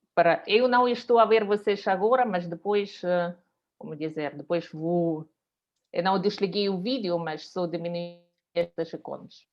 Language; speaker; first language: Portuguese; non-native, fluent; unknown